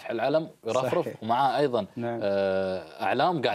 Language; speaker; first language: Arabic; native; Arabic